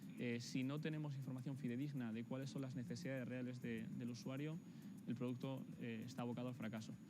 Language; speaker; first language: Spanish; native; Spanish